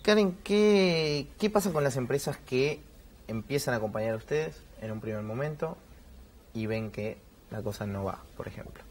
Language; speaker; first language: Spanish; native; Spanish